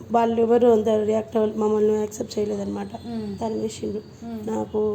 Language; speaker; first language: Telugu; native; Telugu